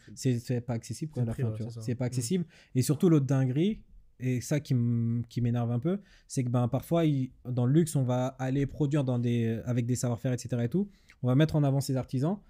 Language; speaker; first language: French; native; French